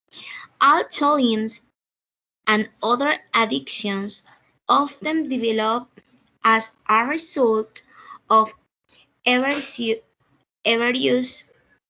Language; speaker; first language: English; non-native, learner; Spanish